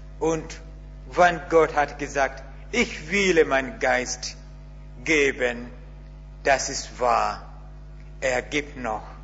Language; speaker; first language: German; non-native, learner; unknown